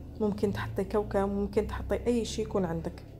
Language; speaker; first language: Arabic; native; Arabic